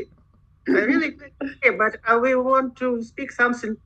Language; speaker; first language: English; non-native, learner; Russian